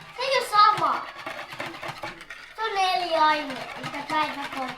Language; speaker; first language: Finnish; early bilingual, other home language; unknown